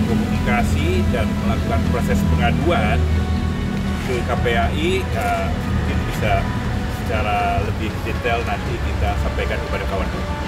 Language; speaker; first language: Indonesian; native; Indonesian